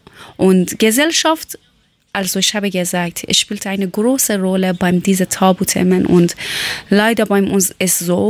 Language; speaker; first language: German; non-native, learner; Persian